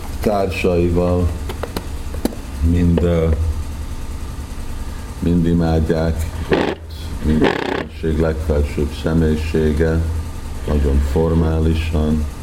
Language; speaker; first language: Hungarian; early bilingual, heritage; Hungarian